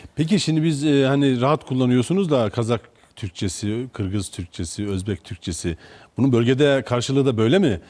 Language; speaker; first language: Turkish; native; Turkish